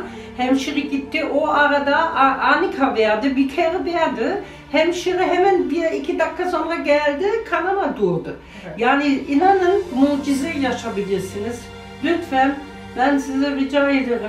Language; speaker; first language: Turkish; non-native, learner; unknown